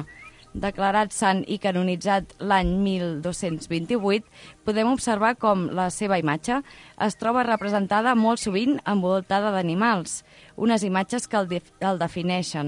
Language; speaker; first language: Catalan; native; Catalan